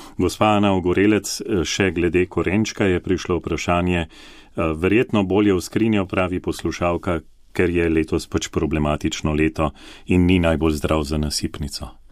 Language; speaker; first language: Slovenian; native; Slovenian